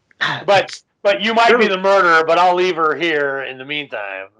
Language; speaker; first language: English; native; English